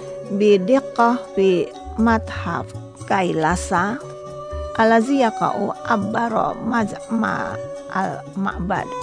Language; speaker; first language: Arabic; non-native, fluent; Indonesian